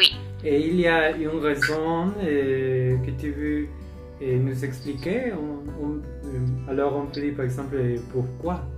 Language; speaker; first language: French; non-native, learner; Spanish